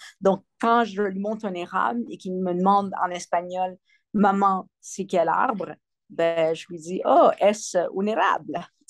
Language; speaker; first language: French; early bilingual, other home language; Spanish